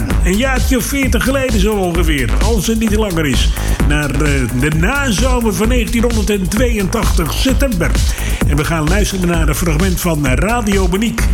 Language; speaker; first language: Dutch; native; Dutch